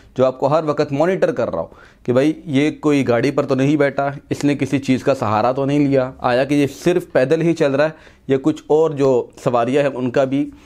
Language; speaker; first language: Urdu; non-native, local second language; Punjabi